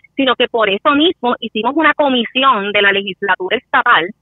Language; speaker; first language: Spanish; native; Spanish